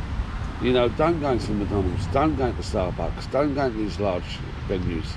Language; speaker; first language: English; native; English